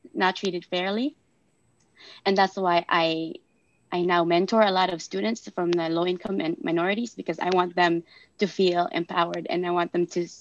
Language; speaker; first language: English; non-native, local second language; Filipino